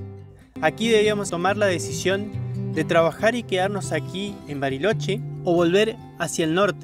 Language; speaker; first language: Spanish; native; Spanish